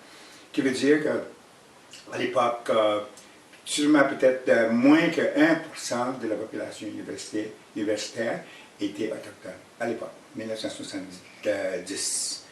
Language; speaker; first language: French; non-native, fluent; Cree